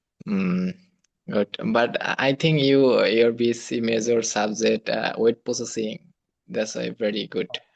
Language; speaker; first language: English; non-native, learner; Bangla